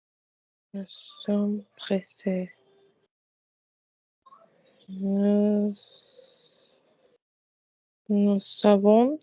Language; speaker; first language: French; non-native, learner; Spanish